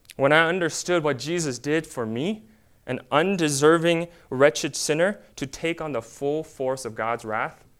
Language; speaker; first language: English; early bilingual, other home language; Korean